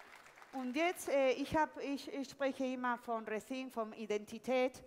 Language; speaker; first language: German; non-native, fluent; Spanish